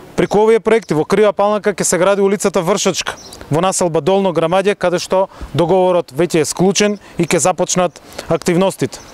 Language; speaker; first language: Macedonian; native; Macedonian